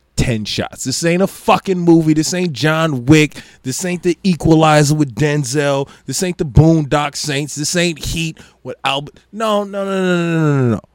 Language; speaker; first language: English; native; English